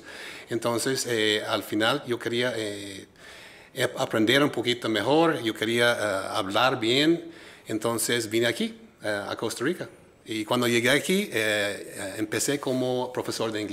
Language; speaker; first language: Spanish; non-native, fluent; English